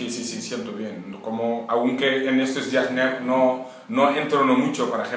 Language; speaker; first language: Spanish; non-native, learner; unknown